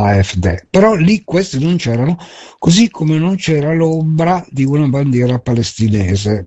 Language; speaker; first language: Italian; native; Italian